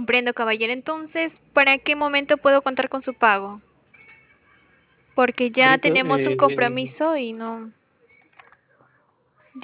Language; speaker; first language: Spanish; native; Spanish